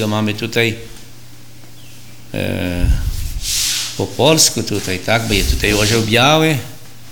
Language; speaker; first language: Polish; early bilingual, heritage; Polish